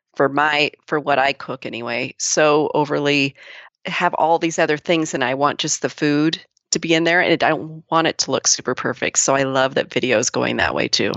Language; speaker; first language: English; native; English